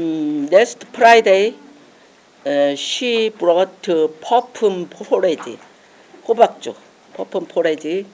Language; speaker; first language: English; non-native, learner; Korean